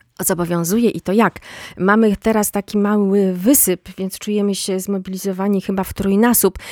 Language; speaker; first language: Polish; native; Polish